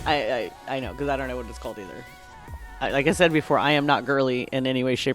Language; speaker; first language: English; native; English